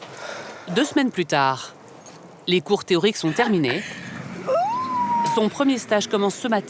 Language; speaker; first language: French; native; French